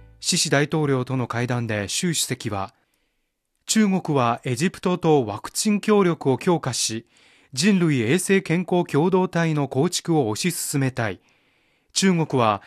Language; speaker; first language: Japanese; non-native, fluent; Chinese